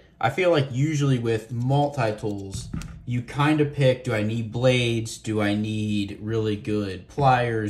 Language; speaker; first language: English; native; English